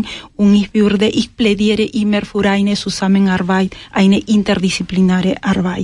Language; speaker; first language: German; non-native, fluent; Spanish